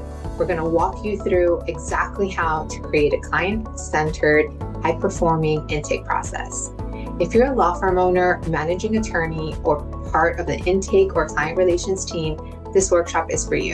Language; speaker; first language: English; native; English